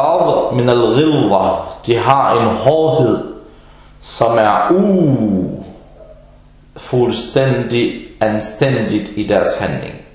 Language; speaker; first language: Danish; early bilingual, other home language; Arabic